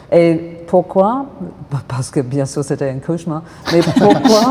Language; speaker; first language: French; non-native, fluent; English